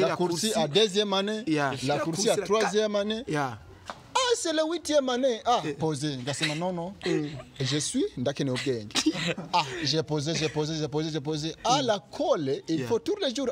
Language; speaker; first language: French; non-native, local second language; Rundi